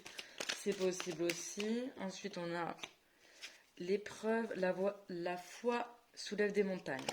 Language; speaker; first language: French; native; French